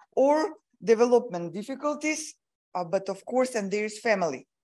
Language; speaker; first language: English; non-native, fluent; Macedonian